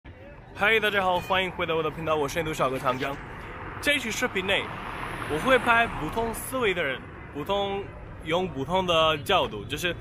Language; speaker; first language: Chinese; non-native, fluent; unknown